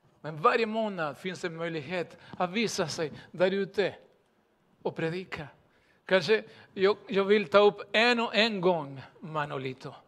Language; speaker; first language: Swedish; non-native, fluent; Spanish